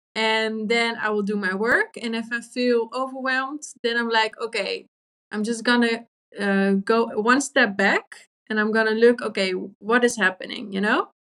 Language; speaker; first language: English; non-native, fluent; Dutch